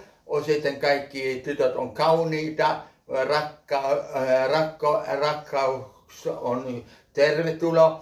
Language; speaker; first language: Finnish; early bilingual, heritage; Finnish